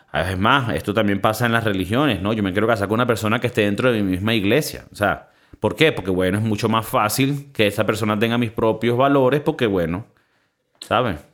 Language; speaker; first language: Spanish; native; Spanish